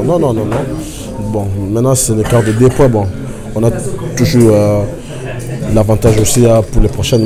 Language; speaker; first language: French; non-native, local second language; Lingala